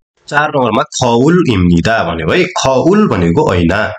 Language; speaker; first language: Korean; non-native, fluent; Nepali